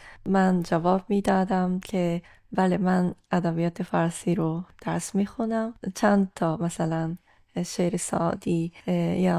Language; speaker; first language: Persian; non-native, fluent; Japanese